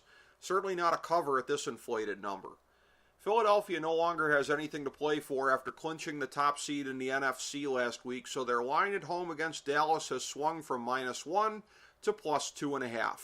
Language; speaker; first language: English; native; English